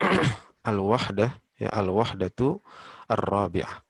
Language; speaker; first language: Arabic; non-native, fluent; Indonesian